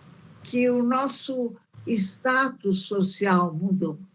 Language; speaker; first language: Portuguese; early bilingual, other home language; Italian